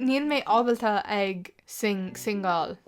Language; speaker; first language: Irish; non-native, local second language; English